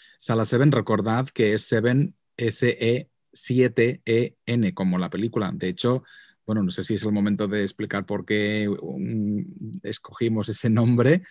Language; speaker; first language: Spanish; non-native, local second language; Catalan